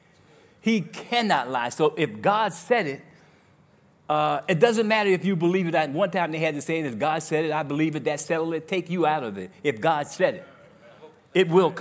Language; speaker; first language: English; native; English